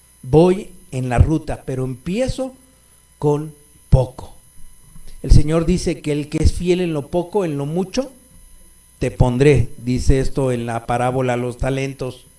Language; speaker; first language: Spanish; native; Spanish